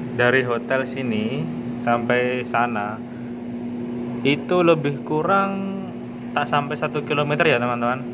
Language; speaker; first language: Malay; non-native, learner; Indonesian